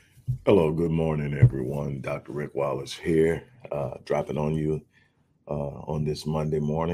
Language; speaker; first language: English; native; English